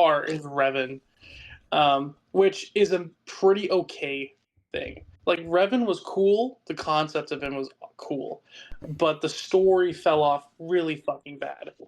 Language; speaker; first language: English; native; English